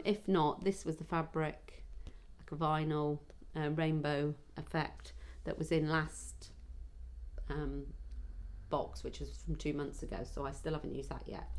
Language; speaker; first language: English; native; English